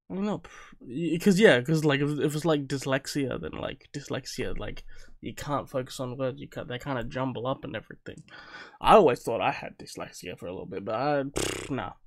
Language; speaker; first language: English; native; English